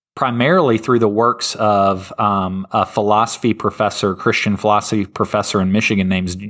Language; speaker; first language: English; native; English